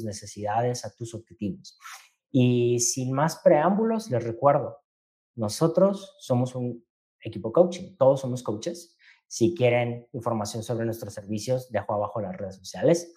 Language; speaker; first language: Spanish; native; Spanish